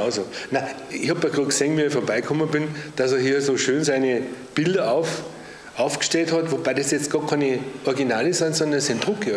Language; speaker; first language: German; native; German